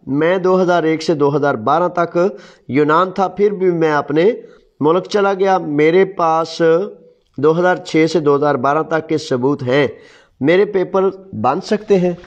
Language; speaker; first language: Urdu; non-native, local second language; Punjabi